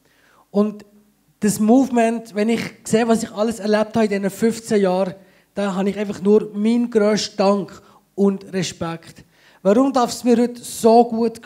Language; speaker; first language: German; native; German